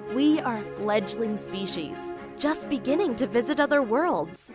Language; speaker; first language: English; native; English